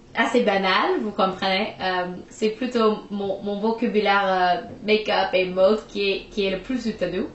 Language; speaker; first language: French; non-native, fluent; English